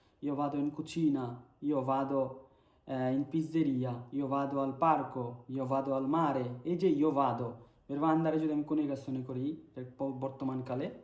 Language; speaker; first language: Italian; non-native, learner; Bangla